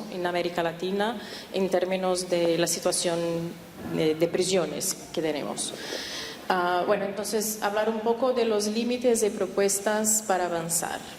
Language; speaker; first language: Spanish; non-native, fluent; Portuguese